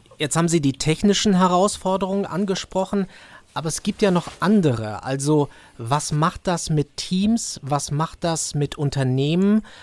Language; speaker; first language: German; native; German